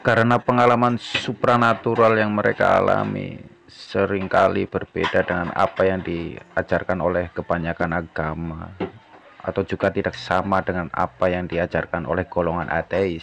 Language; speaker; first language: Indonesian; native; Indonesian